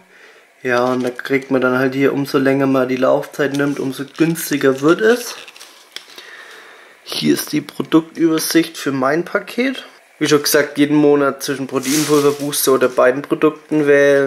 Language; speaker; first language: German; native; German